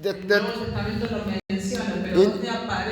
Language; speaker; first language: Spanish; native; Spanish